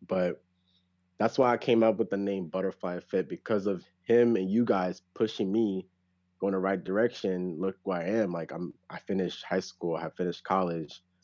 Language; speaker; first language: English; early bilingual, other home language; Japanese